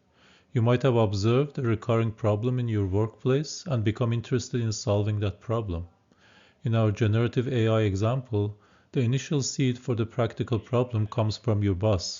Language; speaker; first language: English; non-native, fluent; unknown